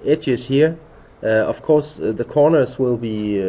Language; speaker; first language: English; non-native, fluent; Danish